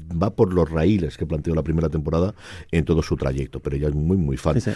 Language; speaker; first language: Spanish; native; Spanish